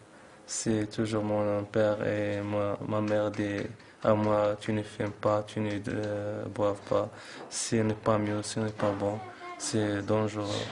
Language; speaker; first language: French; non-native, local second language; Arabic